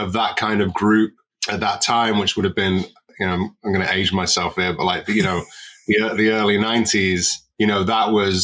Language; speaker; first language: English; native; English